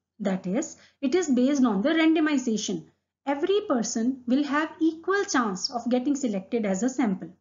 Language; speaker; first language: English; non-native, local second language; Hindi